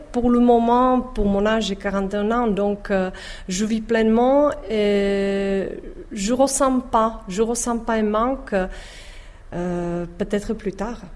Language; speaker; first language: French; non-native, fluent; Czech